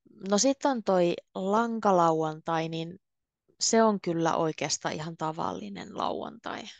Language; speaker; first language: Finnish; native; Finnish